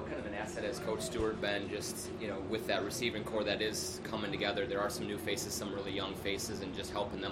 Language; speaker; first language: English; native; English